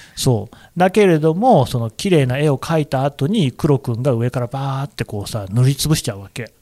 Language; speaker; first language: Japanese; native; Japanese